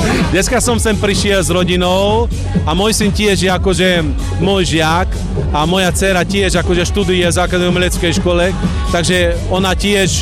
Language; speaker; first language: Slovak; non-native, local second language; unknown